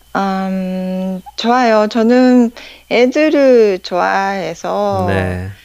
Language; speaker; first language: Korean; non-native, learner; Japanese